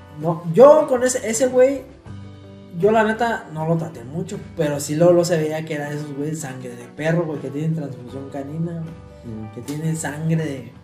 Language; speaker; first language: Spanish; native; Spanish